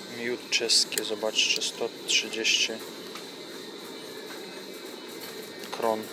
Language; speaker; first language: Polish; non-native, fluent; Russian